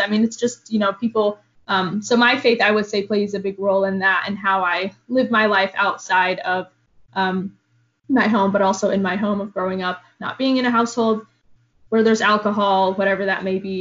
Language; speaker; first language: English; early bilingual, other home language; Arabic